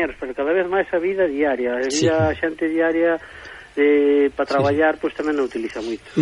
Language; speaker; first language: Galician; native; Galician